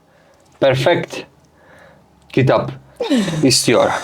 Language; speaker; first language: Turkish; non-native, learner; English